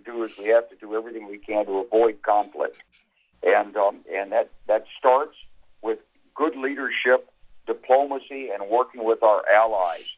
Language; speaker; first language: English; native; English